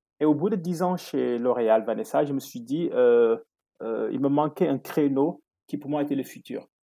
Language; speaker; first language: French; non-native, local second language; Wolof